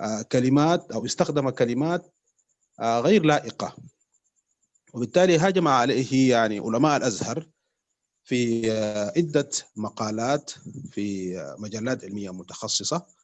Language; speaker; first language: Arabic; native; Arabic